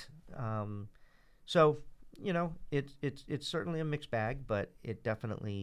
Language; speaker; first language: English; native; English